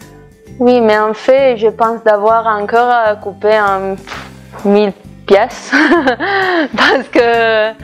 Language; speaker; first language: French; non-native, fluent; Italian